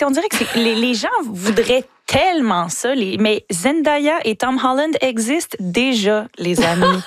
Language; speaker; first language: French; native; French